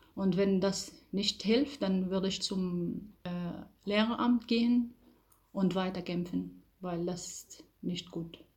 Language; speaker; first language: German; non-native, learner; Arabic